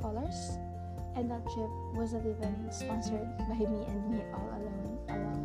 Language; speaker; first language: English; non-native, local second language; Masbatenyo